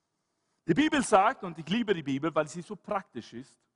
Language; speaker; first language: German; non-native, fluent; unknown